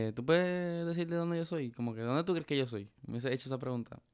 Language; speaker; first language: Spanish; early bilingual, heritage; Spanish